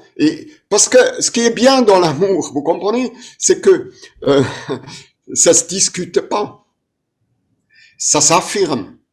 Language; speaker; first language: French; non-native, fluent; German